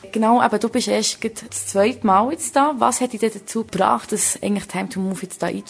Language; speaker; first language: German; native; German